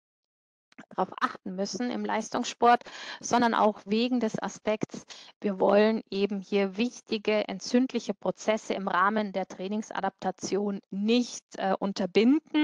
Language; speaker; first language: German; native; German